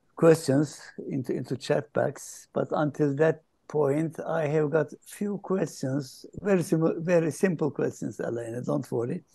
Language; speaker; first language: English; non-native, fluent; Turkish